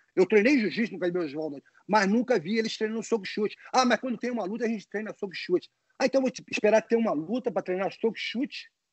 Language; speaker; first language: Portuguese; native; Portuguese